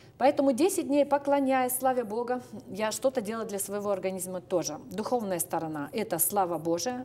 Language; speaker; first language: Russian; native; Russian